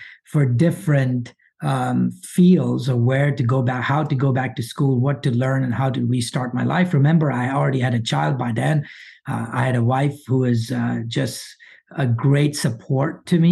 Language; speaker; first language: English; early bilingual, other home language; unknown